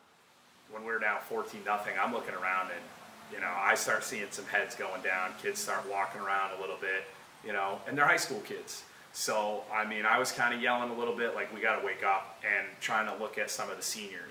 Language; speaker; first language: English; native; English